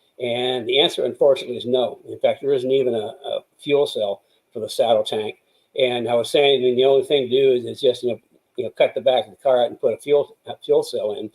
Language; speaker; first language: English; native; English